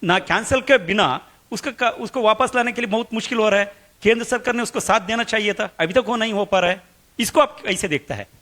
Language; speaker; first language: Hindi; non-native, local second language; Kannada